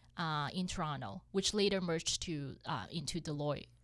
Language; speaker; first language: English; non-native, local second language; Cantonese